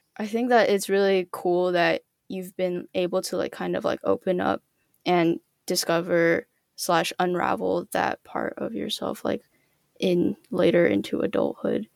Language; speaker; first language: English; native; English